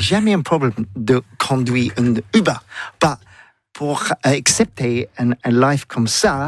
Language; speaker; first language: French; non-native, learner; English